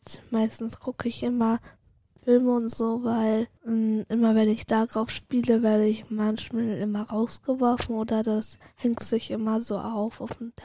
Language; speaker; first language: German; early bilingual, other home language; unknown